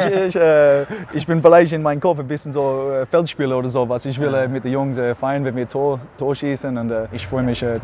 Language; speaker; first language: German; non-native, learner; English